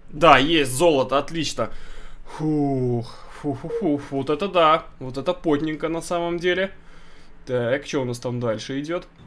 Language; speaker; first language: Russian; native; Russian